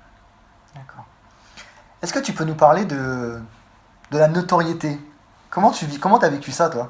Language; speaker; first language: French; native; French